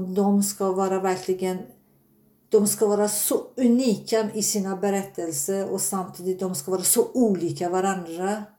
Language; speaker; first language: Swedish; non-native, fluent; Persian